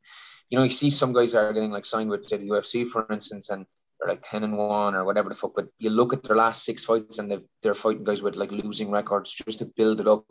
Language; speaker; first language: English; native; English